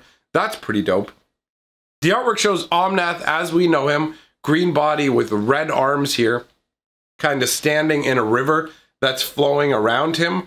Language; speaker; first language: English; native; English